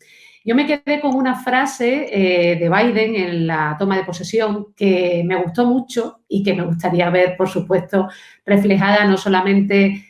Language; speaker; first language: Spanish; native; Spanish